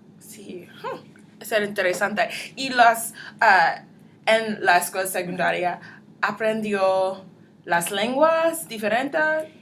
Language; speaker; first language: Spanish; non-native, learner; English